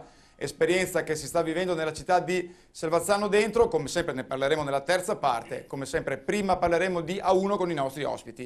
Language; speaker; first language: Italian; native; Italian